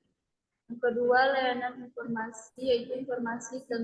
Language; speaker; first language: Indonesian; native; Indonesian